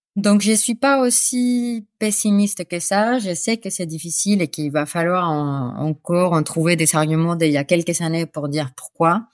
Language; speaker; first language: French; non-native, fluent; Spanish